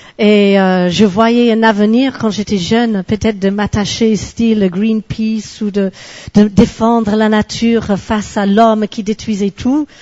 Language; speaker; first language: French; non-native, fluent; English